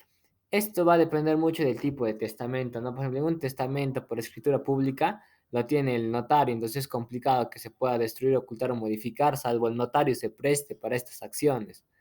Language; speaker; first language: Spanish; native; Spanish